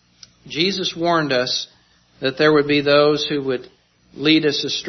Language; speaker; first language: English; native; English